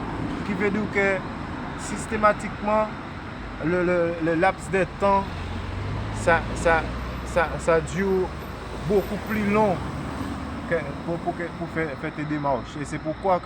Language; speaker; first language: French; non-native, local second language; Haitian Creole